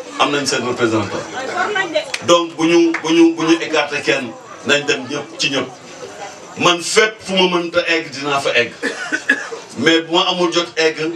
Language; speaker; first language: Wolof; non-native, local second language; Jola-Fonyi